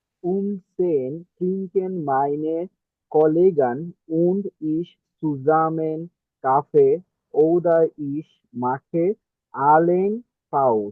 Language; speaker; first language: German; non-native, learner; Bangla